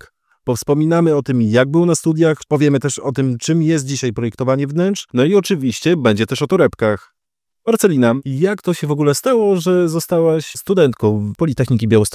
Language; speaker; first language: Polish; native; Polish